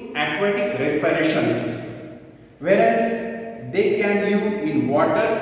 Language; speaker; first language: English; non-native, local second language; Marathi